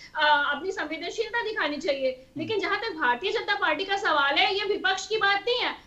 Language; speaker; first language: Hindi; native; Hindi